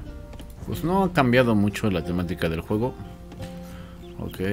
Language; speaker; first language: Spanish; native; Spanish